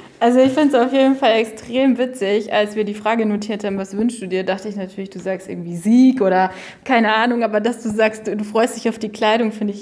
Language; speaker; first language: German; native; German